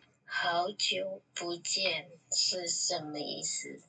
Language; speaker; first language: Chinese; non-native, learner; Indonesian